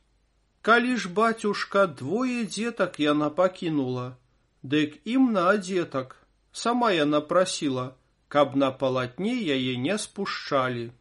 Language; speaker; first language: Belarusian; native; Belarusian